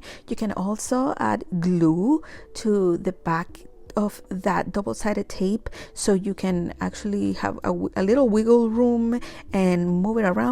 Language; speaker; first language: English; non-native, fluent; Spanish